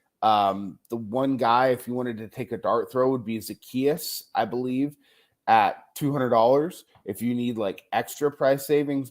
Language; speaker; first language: English; native; English